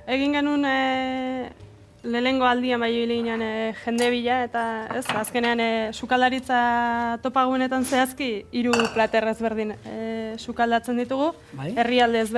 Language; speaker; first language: Basque; native; Basque